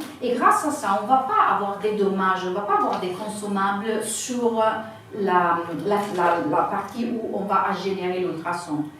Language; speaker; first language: French; non-native, fluent; Italian